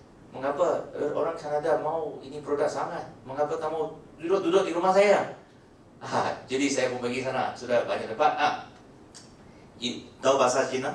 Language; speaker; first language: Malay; non-native, local second language; Chinese